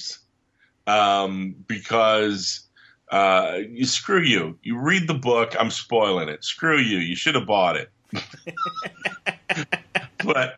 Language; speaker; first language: English; native; English